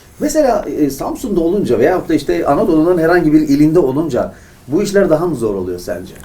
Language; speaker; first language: Turkish; native; Turkish